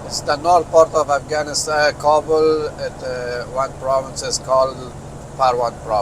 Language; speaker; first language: English; non-native, learner; Persian